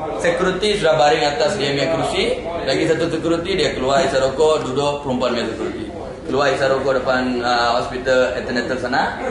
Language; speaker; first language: Malay; non-native, local second language; Tamil